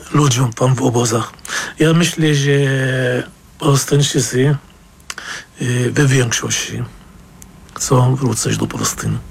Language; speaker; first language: Polish; non-native, fluent; Arabic